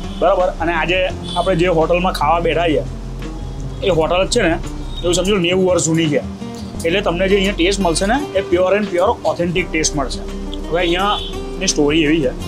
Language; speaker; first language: Gujarati; native; Gujarati